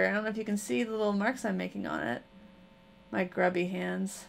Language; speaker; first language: English; native; English